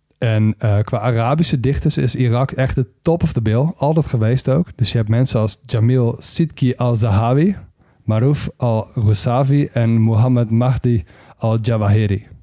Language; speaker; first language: Dutch; native; Dutch